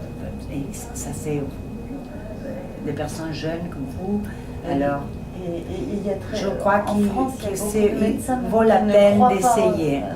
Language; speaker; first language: French; non-native, fluent; Spanish